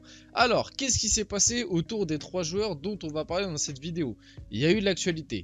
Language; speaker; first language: French; early bilingual, other home language; Portuguese